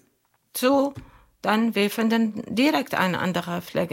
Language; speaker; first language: German; non-native, learner; Arabic